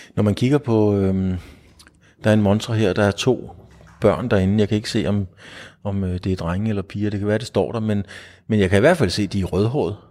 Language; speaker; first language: Danish; native; Danish